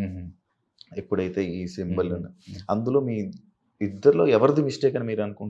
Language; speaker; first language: Telugu; native; Telugu